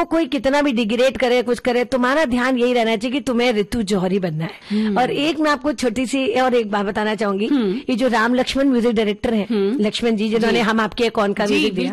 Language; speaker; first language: Hindi; native; Hindi